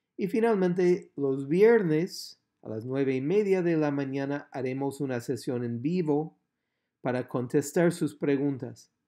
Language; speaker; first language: Spanish; non-native, fluent; English